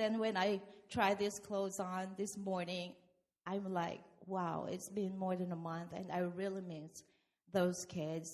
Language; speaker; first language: English; non-native, local second language; Filipino